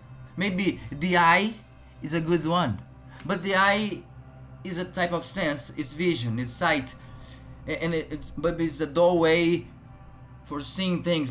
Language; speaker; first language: English; non-native, fluent; Portuguese